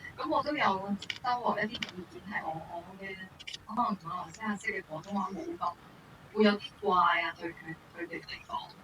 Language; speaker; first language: Cantonese; non-native, local second language; Chinese